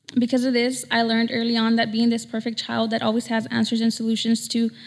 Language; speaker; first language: English; early bilingual, other home language; Spanish